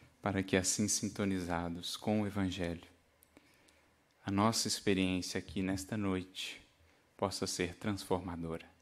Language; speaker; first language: Portuguese; native; Portuguese